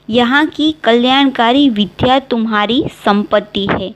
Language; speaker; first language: Hindi; non-native, local second language; Gujarati